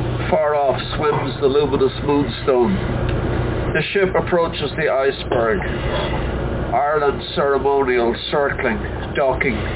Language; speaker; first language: English; native; English